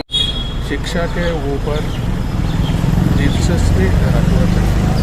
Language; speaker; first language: Hindi; non-native, local second language; Kannada